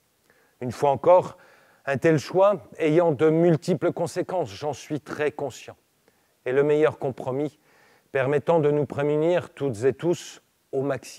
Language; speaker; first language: French; native; French